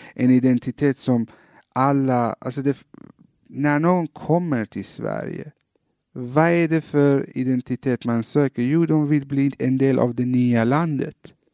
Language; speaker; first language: Swedish; early bilingual, other home language; Persian